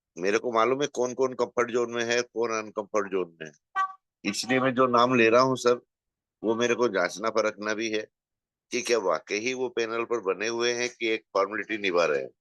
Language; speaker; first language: Hindi; native; Hindi